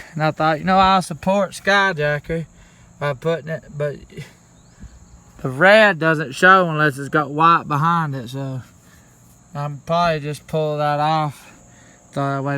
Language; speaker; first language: English; native; English